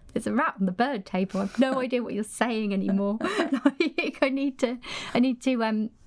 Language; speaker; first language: English; native; English